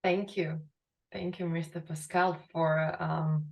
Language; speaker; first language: English; non-native, fluent; Lithuanian